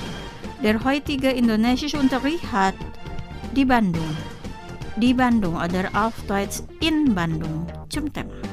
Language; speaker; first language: German; non-native, fluent; Indonesian